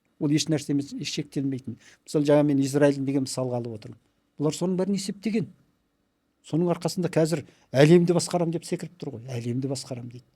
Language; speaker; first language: Kazakh; early bilingual, heritage; Kazakh